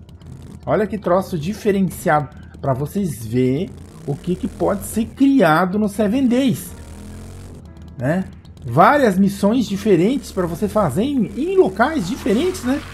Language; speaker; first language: Portuguese; native; Portuguese